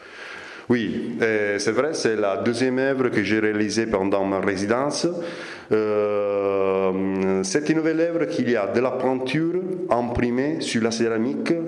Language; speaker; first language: French; non-native, fluent; Italian